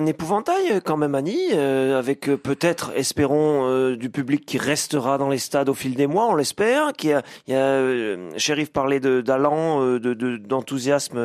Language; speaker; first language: French; native; French